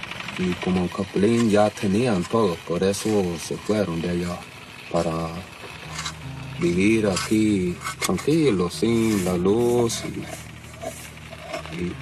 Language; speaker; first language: Spanish; non-native, local second language; Plautdietsch